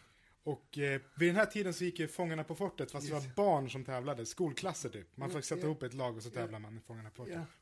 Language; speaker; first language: Swedish; native; Swedish